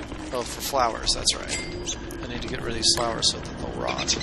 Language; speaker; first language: English; native; English